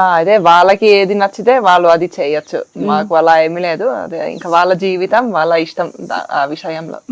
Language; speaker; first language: Telugu; non-native, fluent; Finnish